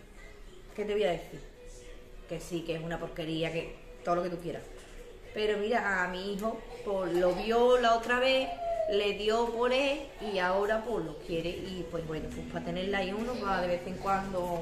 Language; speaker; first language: Spanish; native; Spanish